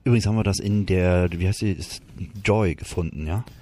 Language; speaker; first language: German; native; German